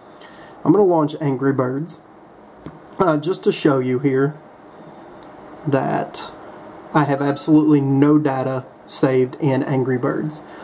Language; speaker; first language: English; native; English